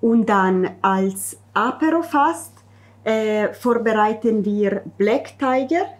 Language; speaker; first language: German; non-native, fluent; Italian